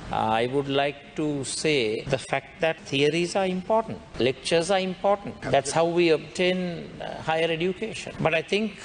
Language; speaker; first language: English; non-native, local second language; Sinhala